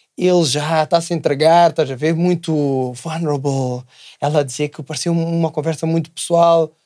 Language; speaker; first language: Portuguese; native; Portuguese